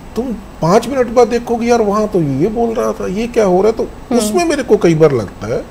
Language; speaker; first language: Hindi; native; Hindi